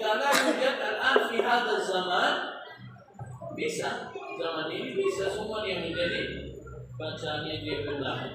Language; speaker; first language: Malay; non-native, learner; Arabic